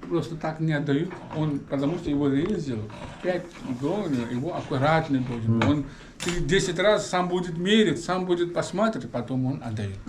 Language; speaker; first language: Russian; non-native, learner; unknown